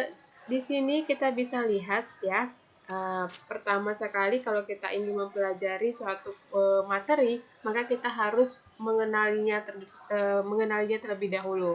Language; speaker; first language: Indonesian; native; Indonesian